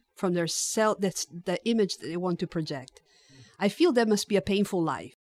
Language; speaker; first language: English; non-native, fluent; Italian